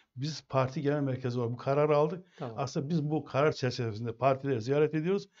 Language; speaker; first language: Turkish; native; Turkish